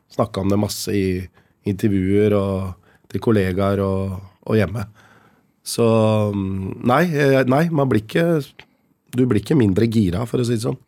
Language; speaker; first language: Norwegian; native; Norwegian